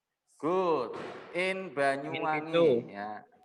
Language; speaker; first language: English; non-native, learner; Indonesian